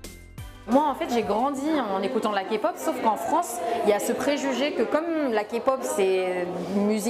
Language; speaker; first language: French; native; French